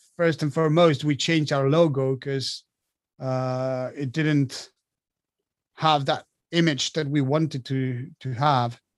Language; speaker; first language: English; non-native, fluent; Spanish